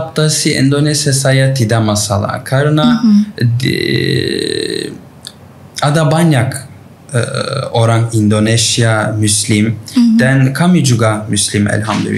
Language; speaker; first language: Indonesian; non-native, learner; Turkish